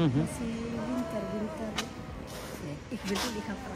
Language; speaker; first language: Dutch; non-native, learner; Indonesian